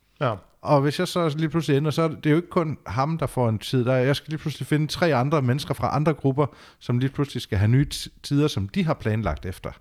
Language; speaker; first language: Danish; native; Danish